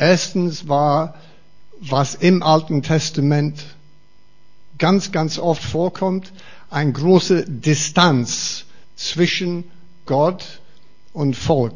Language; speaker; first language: German; non-native, fluent; English